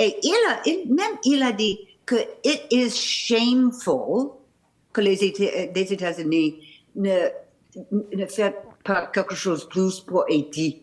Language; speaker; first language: French; non-native, learner; English